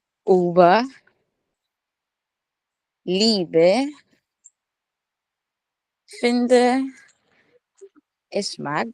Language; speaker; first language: German; non-native, learner; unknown